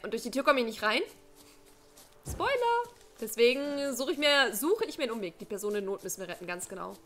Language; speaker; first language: German; native; German